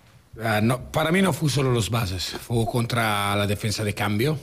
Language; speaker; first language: Spanish; non-native, fluent; Italian